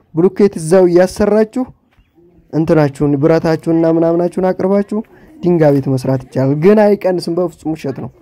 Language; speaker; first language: Amharic; native; Amharic